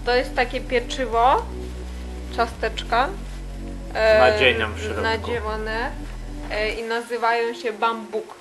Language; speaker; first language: Polish; non-native, fluent; Ukrainian